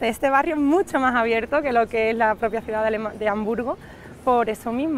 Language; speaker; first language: Spanish; native; Spanish